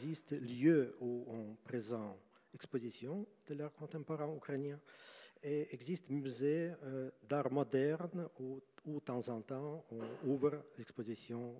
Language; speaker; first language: French; non-native, learner; Ukrainian